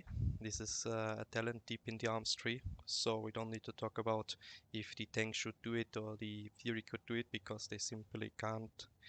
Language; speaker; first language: English; non-native, fluent; German